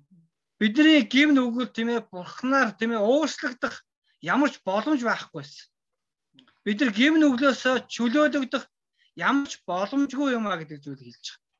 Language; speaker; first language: Mongolian; non-native, fluent; Korean